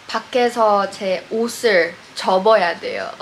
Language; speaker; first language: Korean; non-native, fluent; English